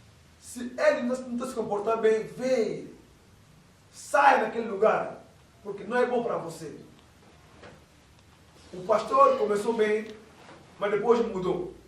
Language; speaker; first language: Portuguese; non-native, fluent; Lingala